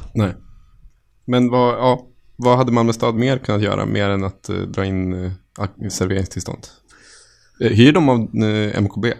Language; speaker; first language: Swedish; native; Swedish